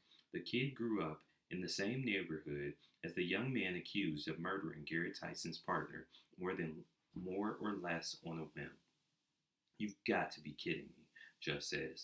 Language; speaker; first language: English; native; English